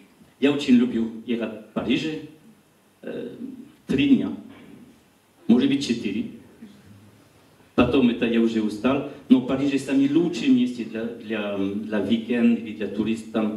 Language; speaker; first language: Russian; non-native, learner; French